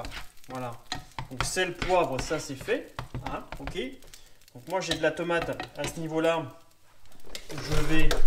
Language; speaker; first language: French; native; French